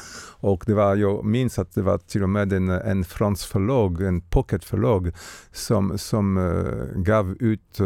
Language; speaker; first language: Swedish; non-native, fluent; French